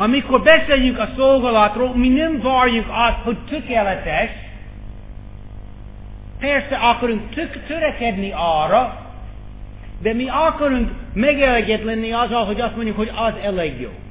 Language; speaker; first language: Hungarian; non-native, fluent; English